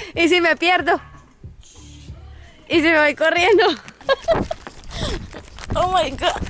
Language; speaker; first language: Spanish; native; Spanish